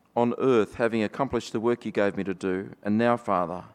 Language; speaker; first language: English; native; English